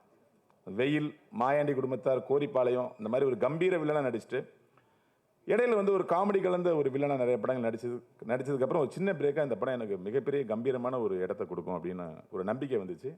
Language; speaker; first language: Tamil; native; Tamil